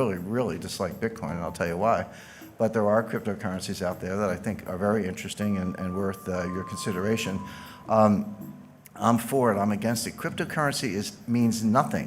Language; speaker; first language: English; native; English